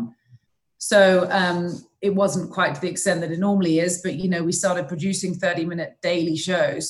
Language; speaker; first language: English; native; English